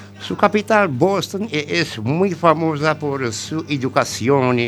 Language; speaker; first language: Spanish; non-native, learner; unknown